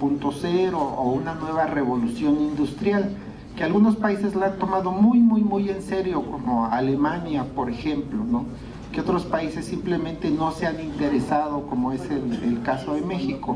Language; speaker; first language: Spanish; native; Spanish